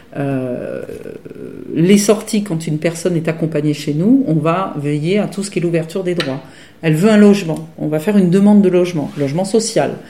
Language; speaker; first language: French; native; French